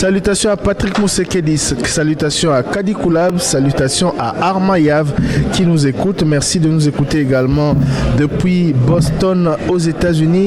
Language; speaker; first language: French; non-native, local second language; Lingala